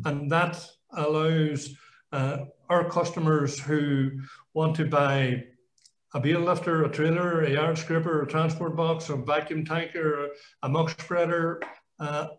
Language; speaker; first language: English; native; English